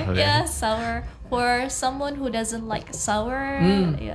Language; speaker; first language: English; non-native, learner; Indonesian